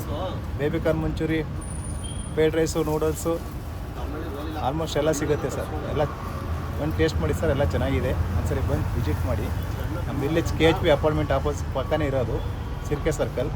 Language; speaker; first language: Kannada; native; Kannada